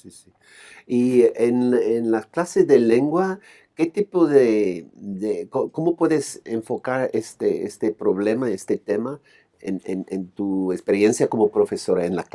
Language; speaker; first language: Spanish; non-native, fluent; English